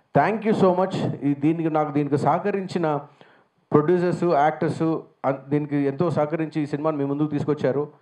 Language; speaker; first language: Telugu; native; Telugu